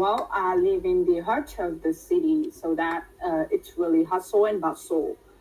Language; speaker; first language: English; non-native, fluent; Vietnamese